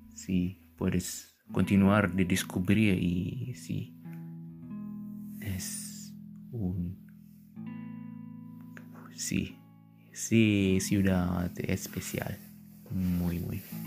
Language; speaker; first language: Spanish; non-native, learner; German